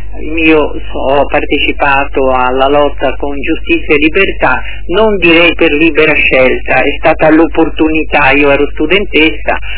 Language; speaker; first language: Italian; native; Italian